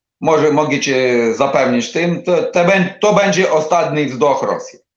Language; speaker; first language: Polish; non-native, learner; Ukrainian